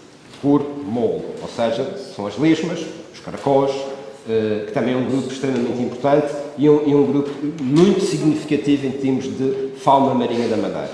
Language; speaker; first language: Portuguese; native; Portuguese